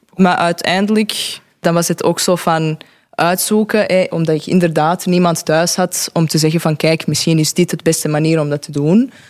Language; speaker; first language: Dutch; non-native, fluent; Croatian